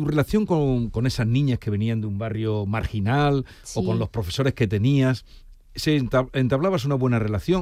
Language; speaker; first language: Spanish; native; Spanish